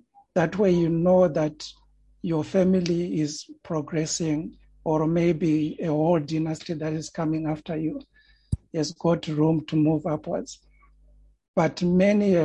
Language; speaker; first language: English; non-native, local second language; Shona